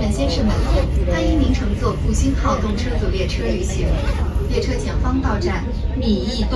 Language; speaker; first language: Chinese; native; Chinese